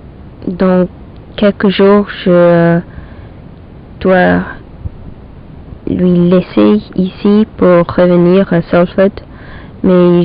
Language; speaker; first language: French; non-native, learner; English